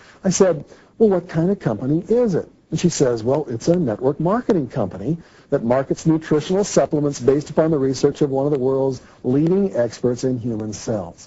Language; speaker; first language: English; native; English